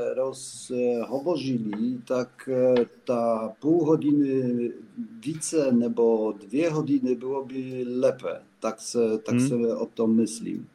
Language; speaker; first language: Czech; non-native, learner; Polish